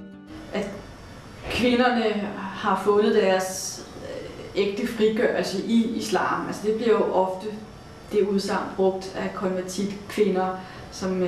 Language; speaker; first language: Danish; native; Danish